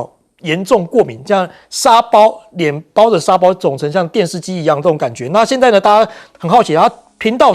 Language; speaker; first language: Chinese; native; Chinese